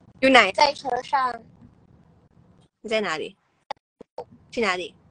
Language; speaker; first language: Chinese; non-native, learner; Thai